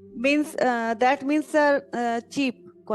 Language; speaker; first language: English; non-native, learner; Hindi